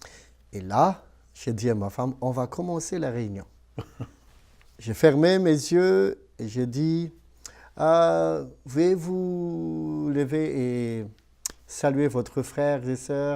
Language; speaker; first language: French; non-native, local second language; Malagasy